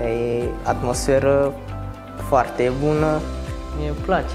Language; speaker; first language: Romanian; non-native, learner; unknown